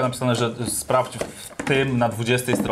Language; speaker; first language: Polish; native; Polish